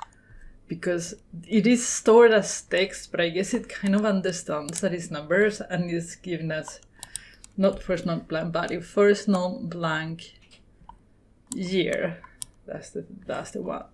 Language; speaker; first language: English; non-native, fluent; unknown